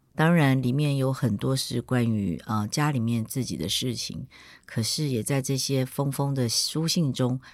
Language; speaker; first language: Chinese; native; Chinese